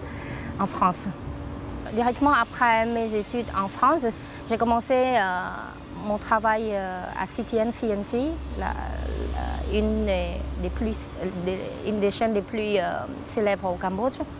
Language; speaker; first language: French; non-native, fluent; Khmer